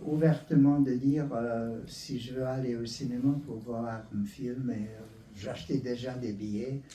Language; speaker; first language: French; non-native, learner; Hungarian